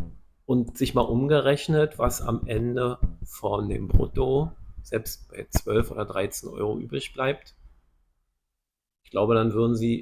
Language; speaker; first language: German; native; German